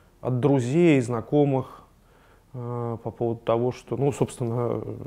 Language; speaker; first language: Russian; native; Russian